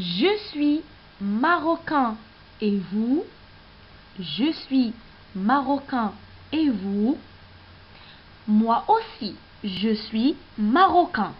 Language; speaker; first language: French; non-native, local second language; Arabic